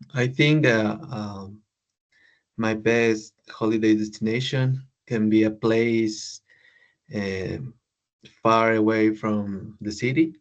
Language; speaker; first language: English; non-native, learner; Spanish